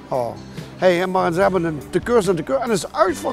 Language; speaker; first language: Dutch; native; Dutch